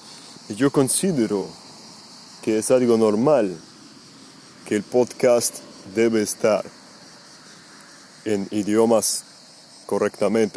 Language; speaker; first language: Spanish; non-native, fluent; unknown